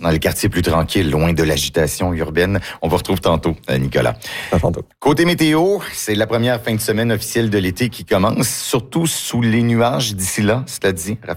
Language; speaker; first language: French; native; French